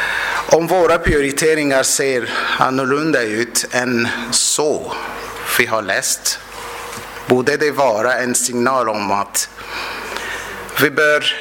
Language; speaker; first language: Swedish; non-native, fluent; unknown